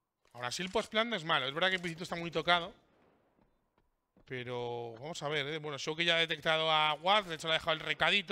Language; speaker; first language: Spanish; native; Spanish